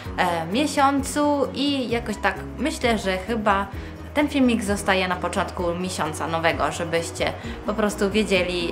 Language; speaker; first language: Polish; early bilingual, heritage; Polish